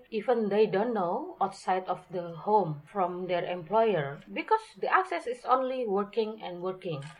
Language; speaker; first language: English; non-native, learner; Indonesian